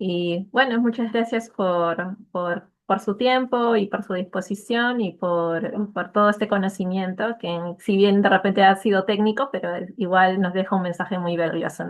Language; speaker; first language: Spanish; native; Spanish